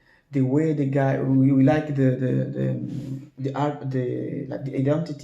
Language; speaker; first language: English; non-native, learner; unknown